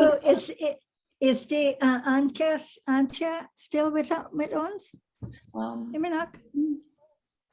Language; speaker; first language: German; non-native, learner; English